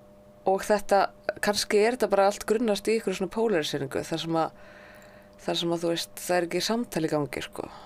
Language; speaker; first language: Icelandic; native; Icelandic